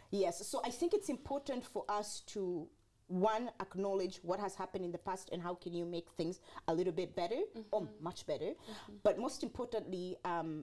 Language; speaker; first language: English; non-native, local second language; Swahili